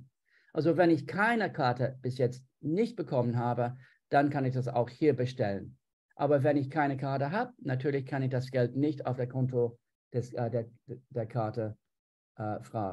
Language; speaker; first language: German; non-native, fluent; English